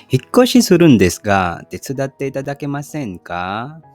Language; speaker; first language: Japanese; non-native, fluent; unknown